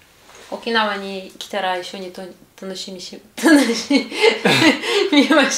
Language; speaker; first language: Japanese; non-native, learner; Russian